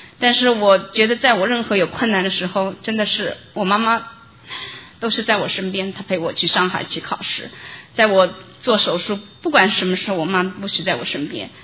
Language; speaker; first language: Chinese; native; Chinese